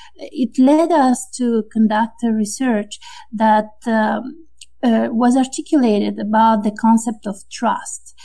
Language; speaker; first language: English; non-native, fluent; Romanian